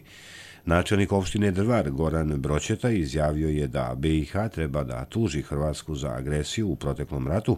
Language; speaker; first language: Serbian; native; Serbian